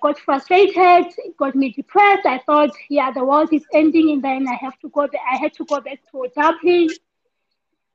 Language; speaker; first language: English; non-native, local second language; Southern Sotho